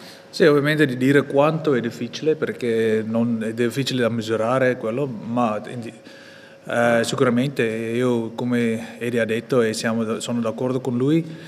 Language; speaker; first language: Italian; non-native, fluent; Afrikaans